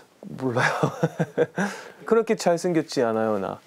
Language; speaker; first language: Korean; non-native, learner; English